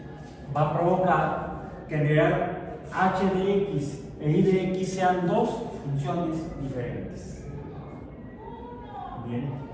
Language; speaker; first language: Spanish; native; Spanish